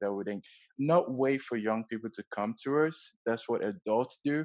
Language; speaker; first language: English; non-native, local second language; Yoruba